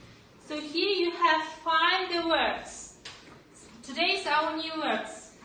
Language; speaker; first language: English; non-native, learner; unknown